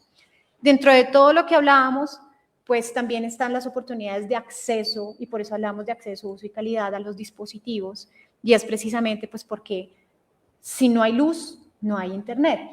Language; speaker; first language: Spanish; native; Spanish